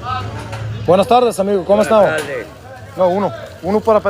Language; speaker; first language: Spanish; non-native, learner; Bulgarian